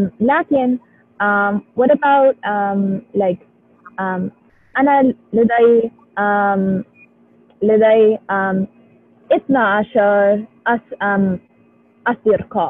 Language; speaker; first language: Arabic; non-native, learner; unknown